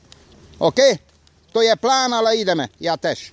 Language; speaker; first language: Slovak; non-native, learner; Hungarian